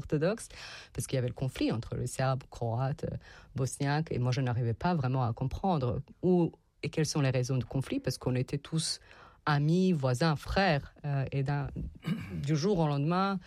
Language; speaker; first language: French; non-native, fluent; Serbian